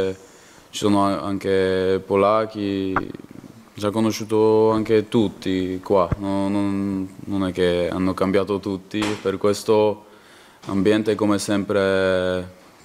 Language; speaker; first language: Italian; non-native, learner; Polish